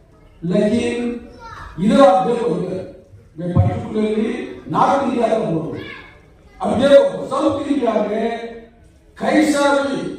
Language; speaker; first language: Hindi; non-native, local second language; Tamil